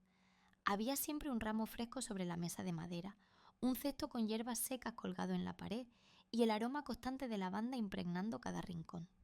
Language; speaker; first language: Spanish; native; Spanish